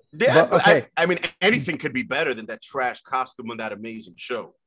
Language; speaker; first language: English; early bilingual, other home language; Spanish